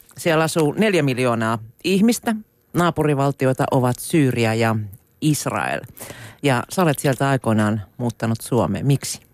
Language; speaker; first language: Finnish; native; Finnish